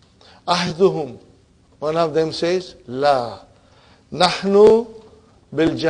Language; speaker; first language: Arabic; non-native, fluent; English